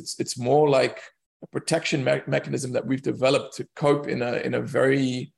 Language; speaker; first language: English; native; English